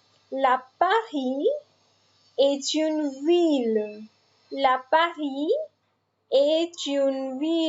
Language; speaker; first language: French; non-native, fluent; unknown